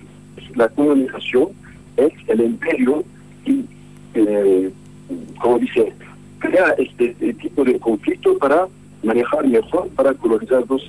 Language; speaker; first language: Spanish; non-native, fluent; Kurdish